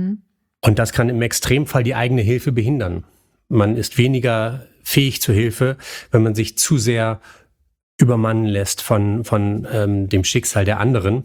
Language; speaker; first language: German; native; German